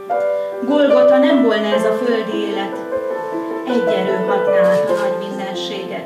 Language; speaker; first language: Hungarian; native; Hungarian